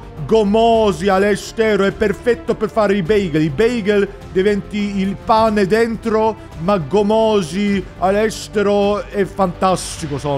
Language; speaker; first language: Italian; non-native, learner; English